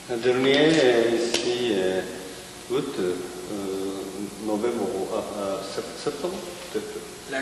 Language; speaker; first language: French; non-native, learner; Japanese